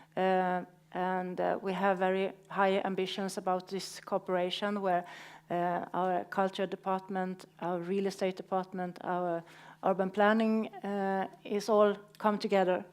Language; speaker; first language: English; non-native, fluent; Swedish